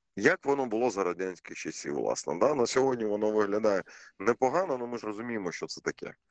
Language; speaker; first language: Ukrainian; non-native, local second language; Russian